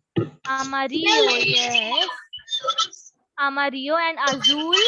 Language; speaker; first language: English; non-native, local second language; Hindi